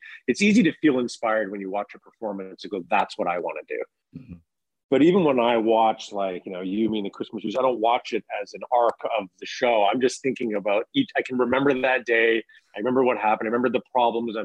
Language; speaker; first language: English; native; English